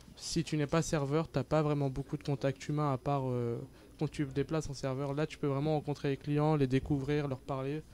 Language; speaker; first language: French; native; French